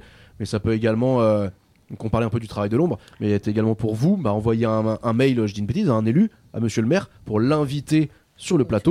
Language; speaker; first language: French; native; French